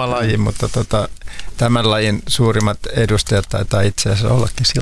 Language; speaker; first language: Finnish; native; Finnish